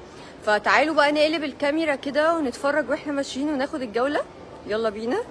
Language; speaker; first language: Arabic; native; Arabic